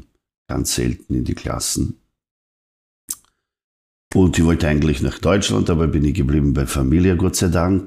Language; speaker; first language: German; non-native, fluent; Serbian